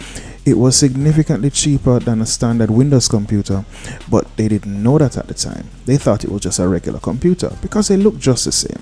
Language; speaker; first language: English; native; English